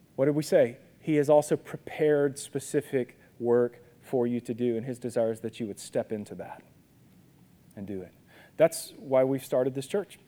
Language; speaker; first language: English; native; English